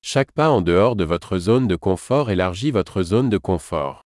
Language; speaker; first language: French; native; French